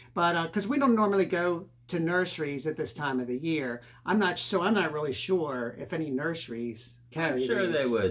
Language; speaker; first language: English; native; English